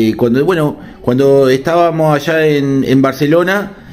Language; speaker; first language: Spanish; native; Spanish